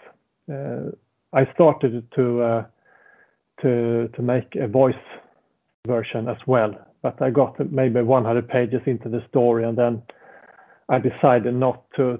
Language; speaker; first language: English; non-native, fluent; Swedish